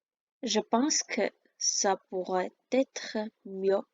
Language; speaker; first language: French; non-native, fluent; Armenian